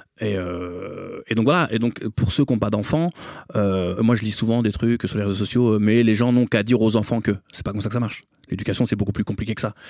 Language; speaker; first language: French; native; French